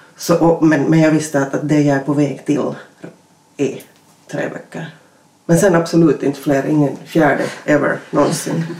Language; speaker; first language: Swedish; native; Swedish